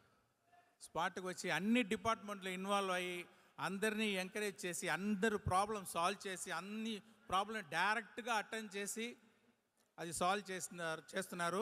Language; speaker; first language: Telugu; non-native, local second language; Tamil